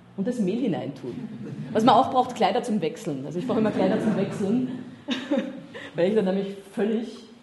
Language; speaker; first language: German; native; German